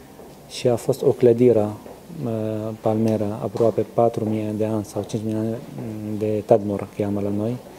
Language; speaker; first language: Romanian; non-native, learner; Arabic